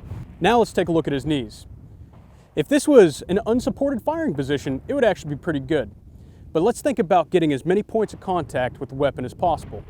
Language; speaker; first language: English; native; English